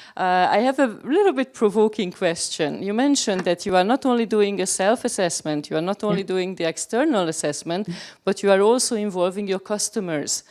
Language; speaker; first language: English; non-native, fluent; Hungarian